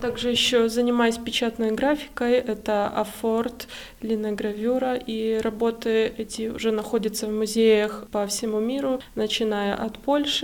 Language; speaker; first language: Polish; non-native, learner; Russian